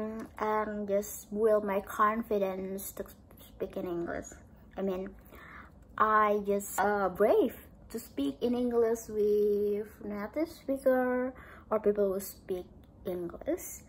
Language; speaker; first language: English; non-native, learner; Indonesian